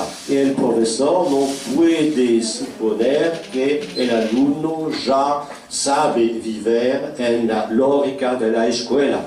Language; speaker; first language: Portuguese; non-native, fluent; French